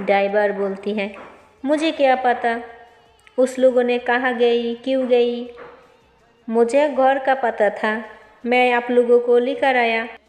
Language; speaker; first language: Hindi; non-native, local second language; Bangla